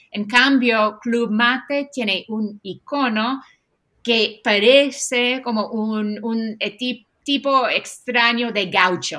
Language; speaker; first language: Spanish; non-native, fluent; English